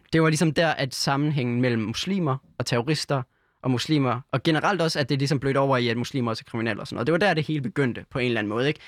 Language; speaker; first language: Danish; native; Danish